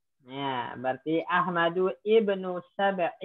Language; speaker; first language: Indonesian; native; Indonesian